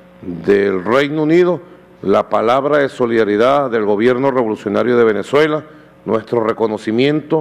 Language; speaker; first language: Spanish; native; Spanish